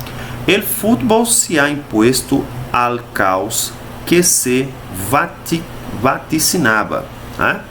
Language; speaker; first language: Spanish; non-native, fluent; Portuguese